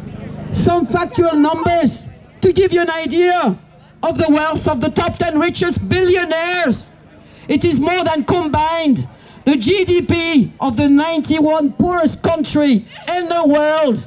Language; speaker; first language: English; non-native, fluent; French